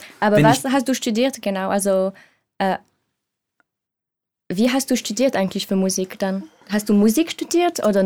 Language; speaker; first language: German; non-native, learner; French